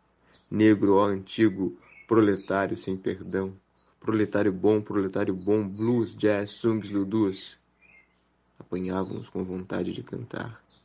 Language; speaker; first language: Portuguese; native; Portuguese